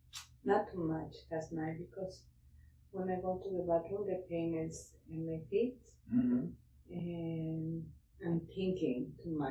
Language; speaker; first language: English; non-native, learner; Spanish